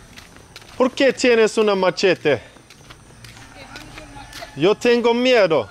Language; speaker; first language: Spanish; non-native, learner; English